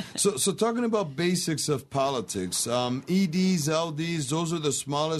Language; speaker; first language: English; native; English